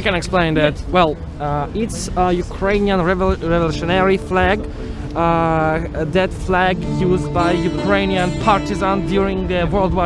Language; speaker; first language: English; non-native, fluent; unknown